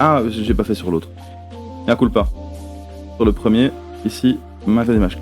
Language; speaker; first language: French; native; French